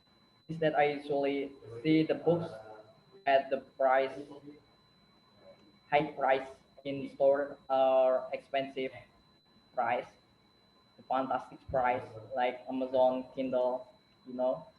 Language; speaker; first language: English; non-native, learner; Indonesian